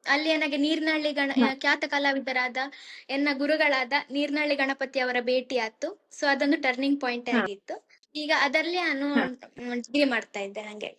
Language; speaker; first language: Kannada; native; Kannada